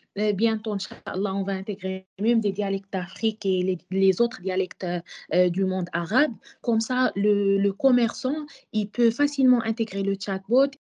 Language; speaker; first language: French; non-native, local second language; Arabic